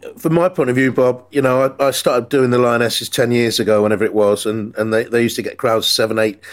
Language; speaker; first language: English; native; English